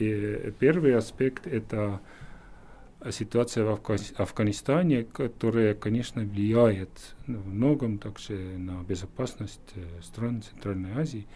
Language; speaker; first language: Russian; non-native, fluent; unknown